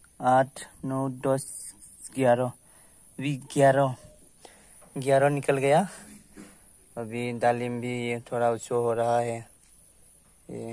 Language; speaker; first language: Hindi; non-native, local second language; Bodo